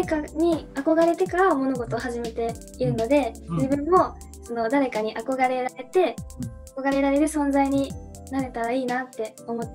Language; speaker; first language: Japanese; native; Japanese